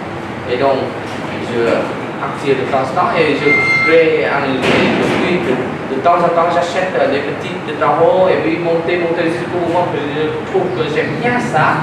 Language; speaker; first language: French; non-native, learner; Vietnamese